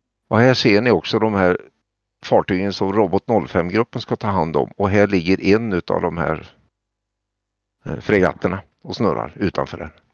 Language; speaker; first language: Swedish; native; Swedish